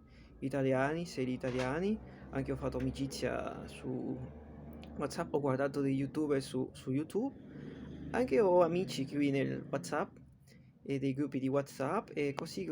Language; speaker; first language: Italian; non-native, learner; Spanish